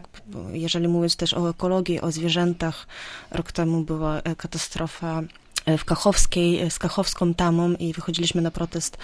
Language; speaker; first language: Polish; non-native, fluent; Ukrainian